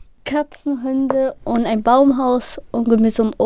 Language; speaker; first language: German; early bilingual, other home language; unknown